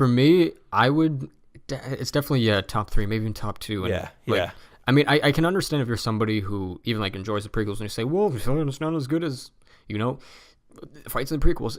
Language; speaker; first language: English; native; English